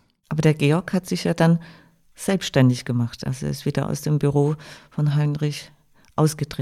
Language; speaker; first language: German; native; German